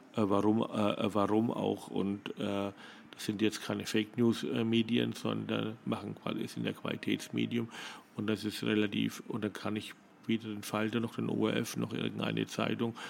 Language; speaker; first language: German; native; German